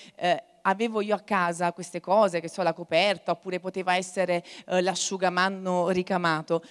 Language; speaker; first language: Italian; native; Italian